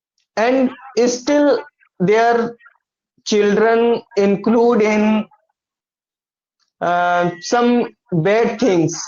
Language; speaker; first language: English; non-native, learner; Hindi